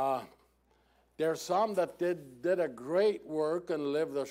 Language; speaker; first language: English; non-native, fluent; German